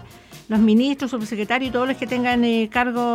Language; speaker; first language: Spanish; native; Spanish